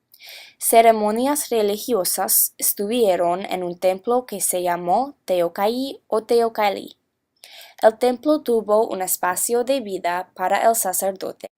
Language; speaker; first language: Spanish; non-native, learner; English